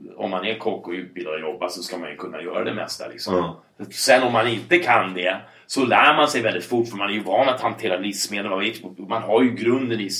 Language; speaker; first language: Swedish; early bilingual, other home language; English